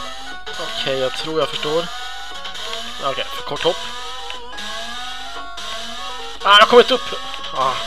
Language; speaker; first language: Swedish; native; Swedish